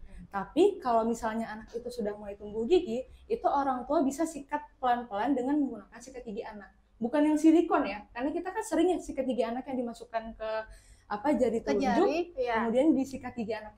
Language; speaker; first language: Indonesian; native; Indonesian